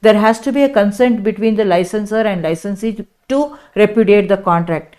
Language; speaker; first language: English; non-native, local second language; Kannada